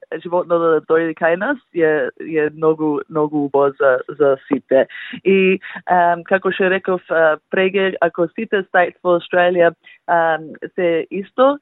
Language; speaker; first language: Macedonian; early bilingual, heritage; Macedonian